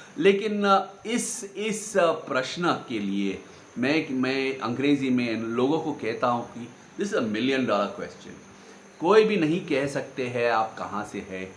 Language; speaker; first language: Hindi; non-native, local second language; Gujarati